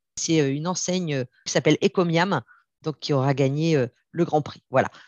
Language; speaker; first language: French; native; French